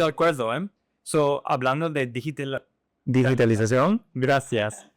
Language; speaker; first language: Spanish; non-native, fluent; English